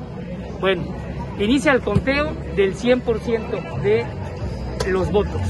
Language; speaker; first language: Spanish; native; Spanish